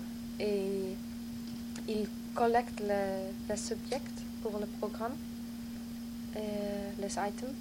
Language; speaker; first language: French; non-native, learner; Dutch